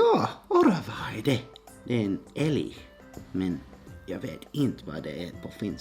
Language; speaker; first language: Swedish; non-native, fluent; English